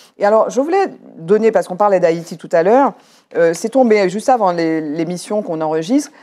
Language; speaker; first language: French; native; French